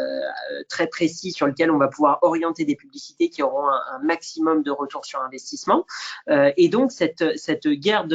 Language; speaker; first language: French; native; French